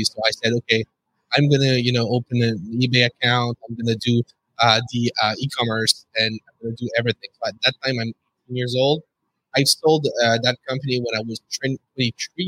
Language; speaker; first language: English; non-native, fluent; French